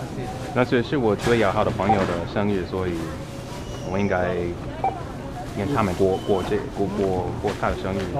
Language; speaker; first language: Chinese; non-native, fluent; English